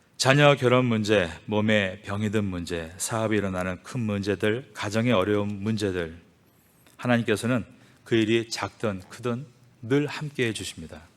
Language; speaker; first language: Korean; native; Korean